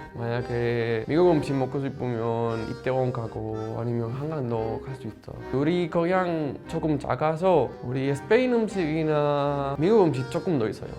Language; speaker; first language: Korean; non-native, learner; Spanish